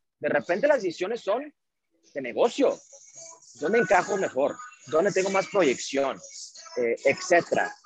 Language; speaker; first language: Spanish; early bilingual, heritage; Spanish